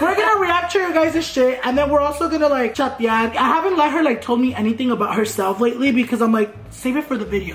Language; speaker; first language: English; early bilingual, other home language; Spanish